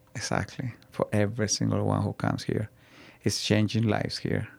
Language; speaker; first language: English; non-native, learner; Spanish